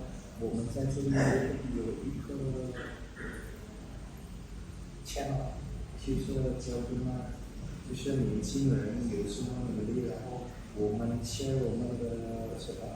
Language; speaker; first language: Chinese; non-native, learner; Indonesian